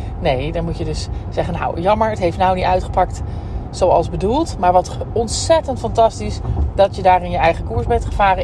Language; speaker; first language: Dutch; native; Dutch